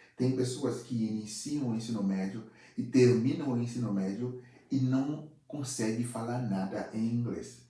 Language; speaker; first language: Portuguese; non-native, fluent; Haitian Creole